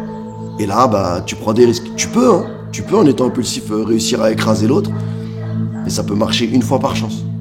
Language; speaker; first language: French; native; French